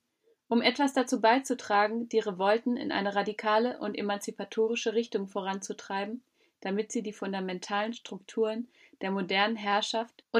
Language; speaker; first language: German; native; German